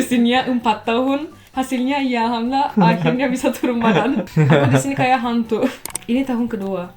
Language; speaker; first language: Indonesian; non-native, fluent; Turkish